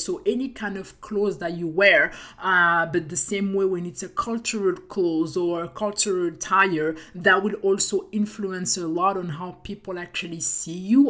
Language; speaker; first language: English; non-native, fluent; French